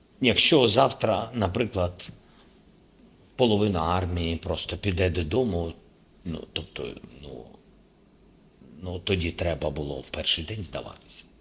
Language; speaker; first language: Ukrainian; non-native, local second language; Russian